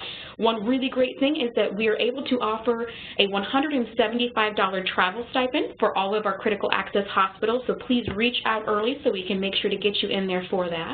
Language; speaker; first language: English; native; English